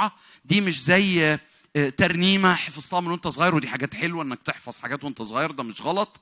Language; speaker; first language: Arabic; native; Arabic